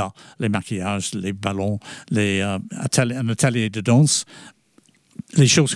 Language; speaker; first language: French; non-native, fluent; English